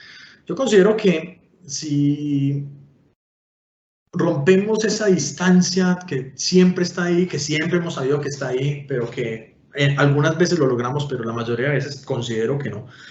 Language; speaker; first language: Spanish; native; Spanish